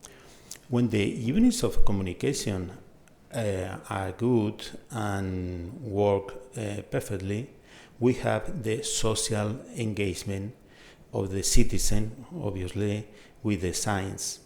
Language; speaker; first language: English; non-native, fluent; Spanish